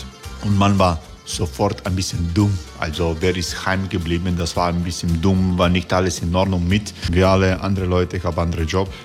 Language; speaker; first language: German; non-native, learner; Croatian